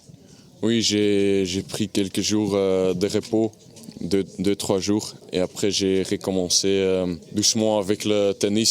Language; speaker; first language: French; non-native, fluent; Dutch